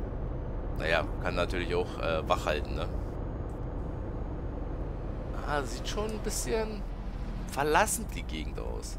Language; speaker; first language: German; native; German